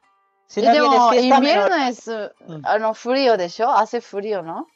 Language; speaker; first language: Spanish; non-native, learner; Japanese